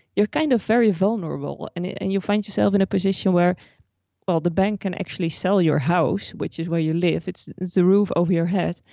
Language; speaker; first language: English; non-native, fluent; Dutch